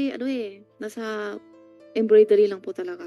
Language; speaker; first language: Filipino; non-native, learner; Chinese